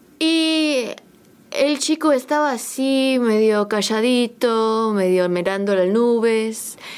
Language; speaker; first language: Spanish; early bilingual, other home language; Korean